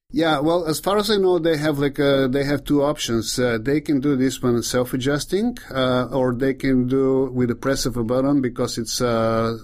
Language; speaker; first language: English; non-native, fluent; Bulgarian